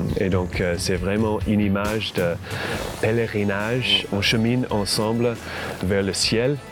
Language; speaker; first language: French; non-native, fluent; English